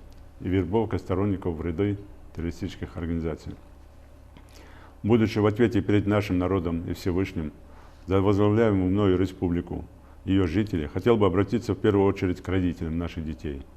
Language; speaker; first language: Russian; non-native, local second language; Ingush